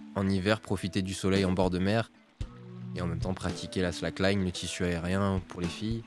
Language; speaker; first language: French; native; French